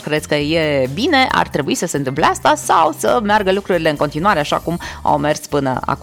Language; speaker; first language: Romanian; native; Romanian